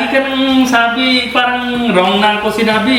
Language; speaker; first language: Filipino; non-native, learner; Punjabi